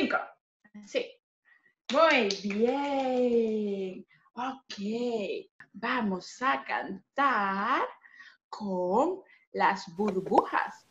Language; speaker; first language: Spanish; non-native, fluent; English